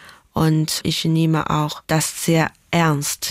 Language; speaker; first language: German; non-native, learner; Chinese